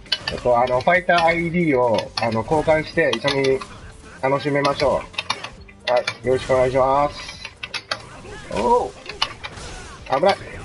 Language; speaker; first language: Japanese; non-native, fluent; Chinese